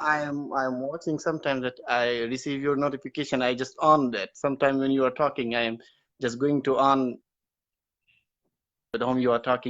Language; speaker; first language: English; non-native, learner; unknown